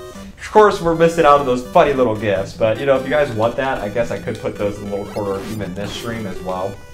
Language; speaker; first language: English; native; English